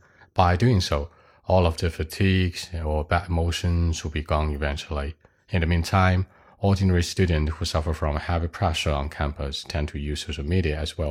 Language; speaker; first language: English; non-native, fluent; Chinese